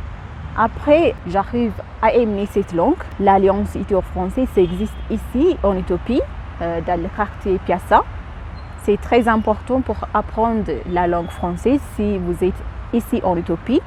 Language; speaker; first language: French; non-native, fluent; Amharic